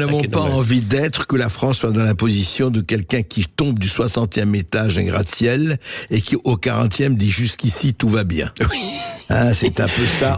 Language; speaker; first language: French; native; French